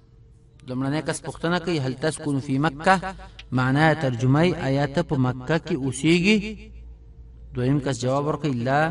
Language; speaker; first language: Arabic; non-native, fluent; Pashto